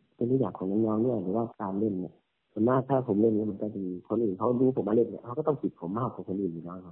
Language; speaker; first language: Thai; native; Thai